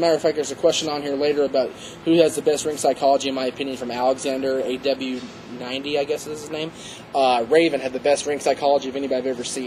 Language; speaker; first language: English; native; English